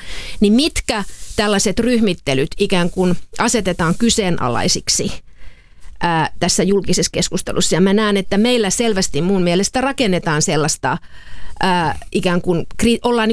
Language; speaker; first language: Finnish; native; Finnish